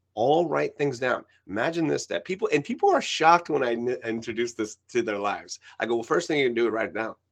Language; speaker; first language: English; early bilingual, other home language; Spanish